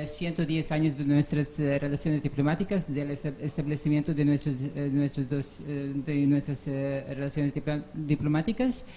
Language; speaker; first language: Spanish; non-native, fluent; Serbian